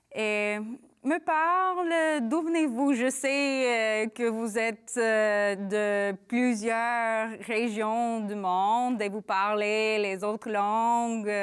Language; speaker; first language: French; non-native, learner; English